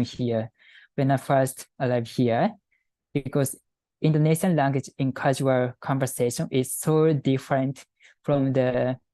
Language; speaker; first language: English; non-native, fluent; Japanese